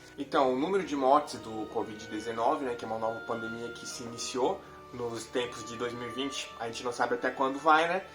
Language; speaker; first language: Portuguese; native; Portuguese